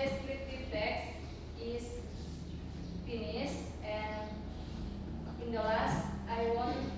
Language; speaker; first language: English; non-native, learner; Indonesian